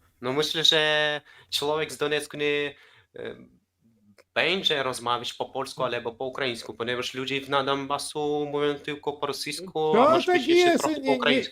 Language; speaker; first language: Polish; non-native, learner; Russian